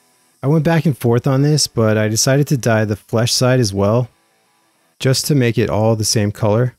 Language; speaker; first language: English; native; English